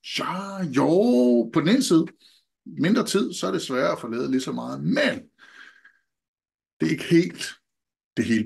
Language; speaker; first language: Danish; native; Danish